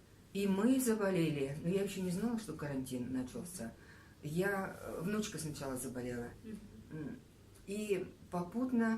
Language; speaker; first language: Russian; native; Russian